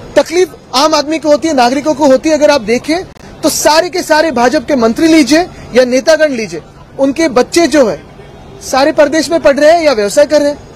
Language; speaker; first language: Hindi; non-native, local second language; Marathi